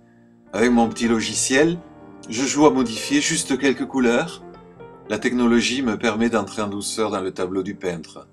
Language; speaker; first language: French; native; French